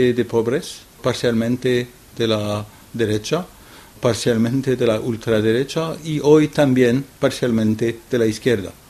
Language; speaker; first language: Spanish; non-native, fluent; French